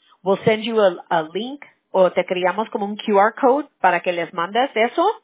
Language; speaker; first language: Spanish; early bilingual, other home language; English